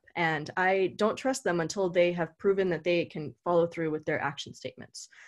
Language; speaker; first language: English; native; English